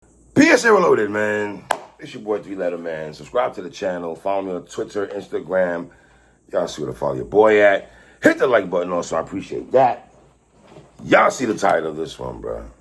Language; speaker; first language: English; native; English